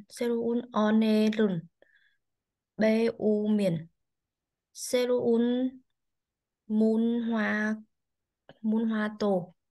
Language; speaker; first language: Korean; non-native, learner; Vietnamese